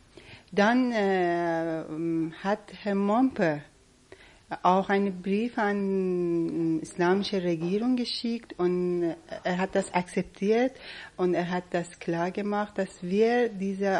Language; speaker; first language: German; non-native, fluent; Persian